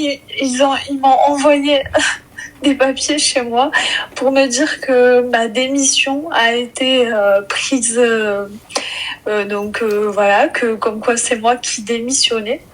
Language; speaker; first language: French; early bilingual, other home language; Arabic